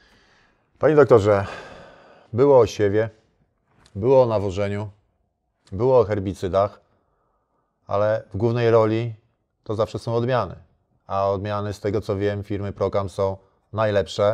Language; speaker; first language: Polish; native; Polish